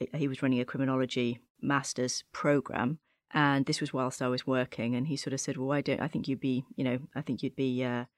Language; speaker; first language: English; native; English